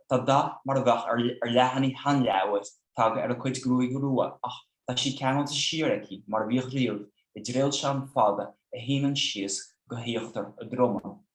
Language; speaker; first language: Irish; non-native, fluent; Dutch